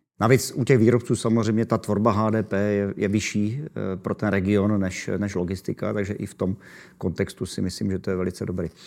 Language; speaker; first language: Czech; native; Czech